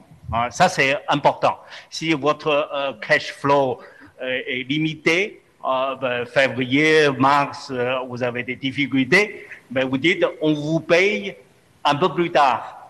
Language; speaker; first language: French; non-native, fluent; Chinese